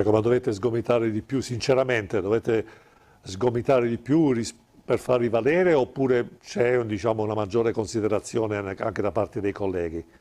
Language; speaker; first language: Italian; native; Italian